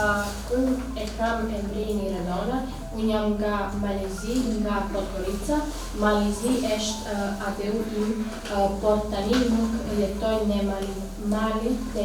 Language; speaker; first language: Albanian; non-native, learner; Bosnian